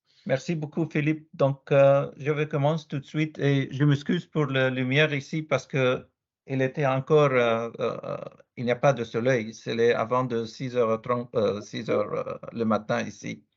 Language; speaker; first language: French; non-native, learner; Arabic